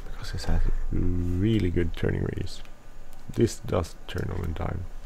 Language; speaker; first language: English; non-native, fluent; Swedish